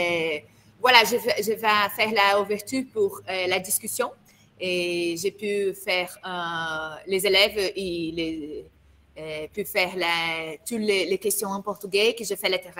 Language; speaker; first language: French; non-native, learner; Portuguese